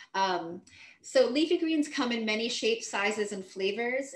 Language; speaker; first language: English; native; English